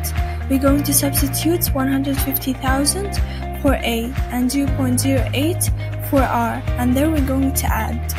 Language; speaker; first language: English; non-native, fluent; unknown